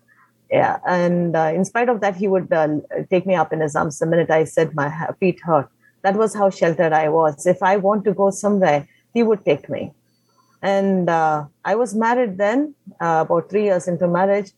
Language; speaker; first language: English; non-native, local second language; Konkani